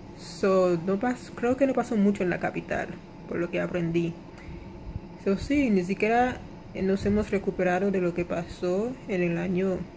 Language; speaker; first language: Spanish; non-native, fluent; Haitian Creole